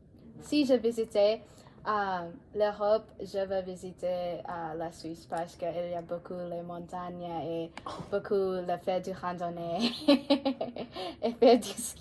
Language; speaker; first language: French; non-native, learner; English